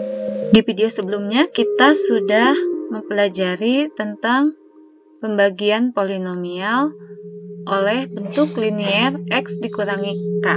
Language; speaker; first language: Indonesian; native; Indonesian